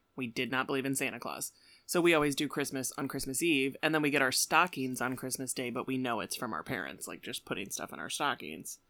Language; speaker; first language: English; native; English